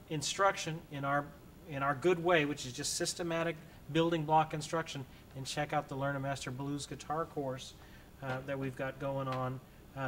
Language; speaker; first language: English; native; English